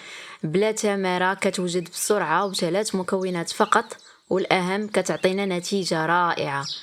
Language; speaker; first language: Arabic; native; Arabic